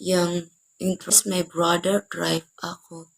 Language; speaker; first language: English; non-native, learner; Indonesian